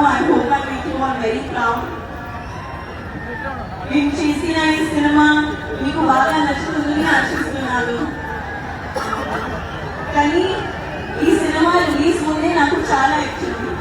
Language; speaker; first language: Telugu; non-native, learner; Hindi